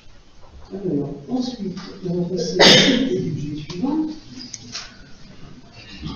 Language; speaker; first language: French; native; French